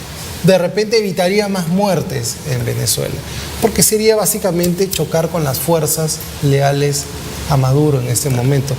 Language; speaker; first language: Spanish; native; Spanish